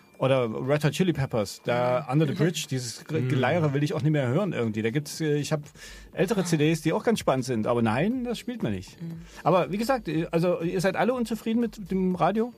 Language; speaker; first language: German; native; German